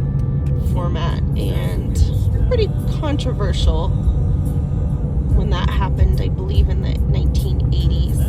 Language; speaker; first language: English; native; English